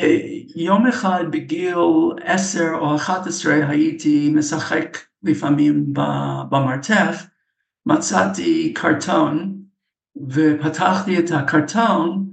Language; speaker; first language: Hebrew; non-native, fluent; English